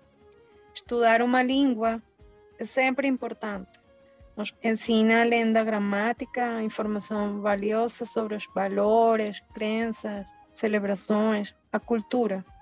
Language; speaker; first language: Portuguese; early bilingual, heritage; Spanish